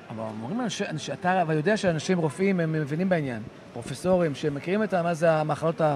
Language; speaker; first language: Hebrew; native; Hebrew